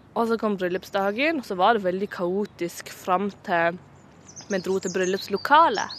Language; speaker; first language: Norwegian; native; Norwegian